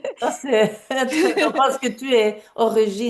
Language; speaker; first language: French; non-native, fluent; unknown